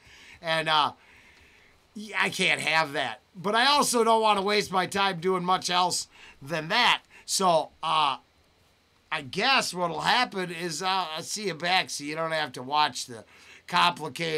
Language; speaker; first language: English; native; English